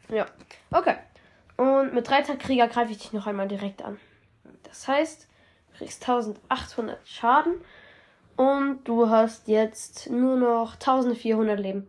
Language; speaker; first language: German; native; German